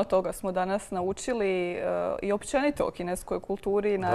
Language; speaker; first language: Croatian; native; Croatian